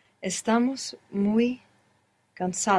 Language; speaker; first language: Spanish; non-native, learner; English